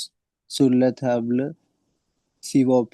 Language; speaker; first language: French; non-native, learner; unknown